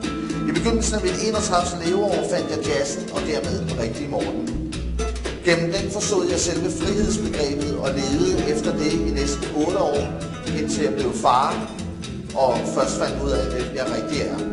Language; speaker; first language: Danish; native; Danish